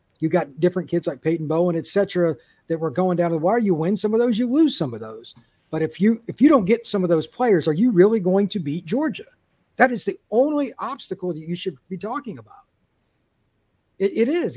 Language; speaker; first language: English; native; English